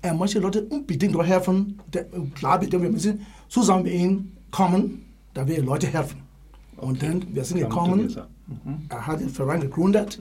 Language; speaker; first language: German; non-native, learner; English